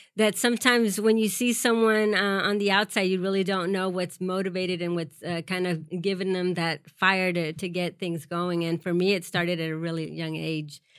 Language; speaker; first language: English; early bilingual, other home language; Spanish